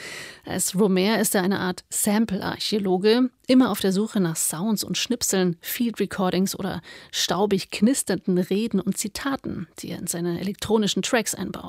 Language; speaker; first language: German; native; German